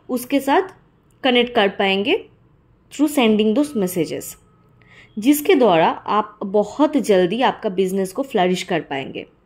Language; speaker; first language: Hindi; non-native, local second language; Bangla